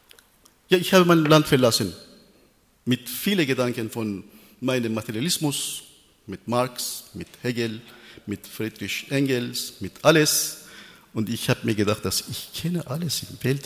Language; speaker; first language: German; non-native, learner; Persian